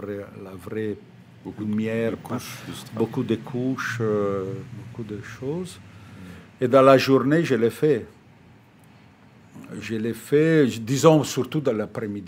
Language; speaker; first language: French; non-native, fluent; Italian